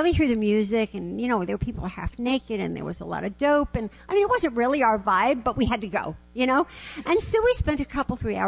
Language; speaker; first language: English; early bilingual, other home language; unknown